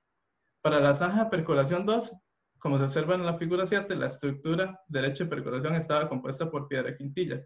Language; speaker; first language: Spanish; native; Spanish